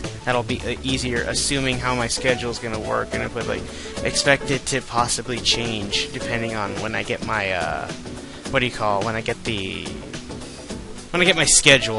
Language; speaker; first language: English; native; English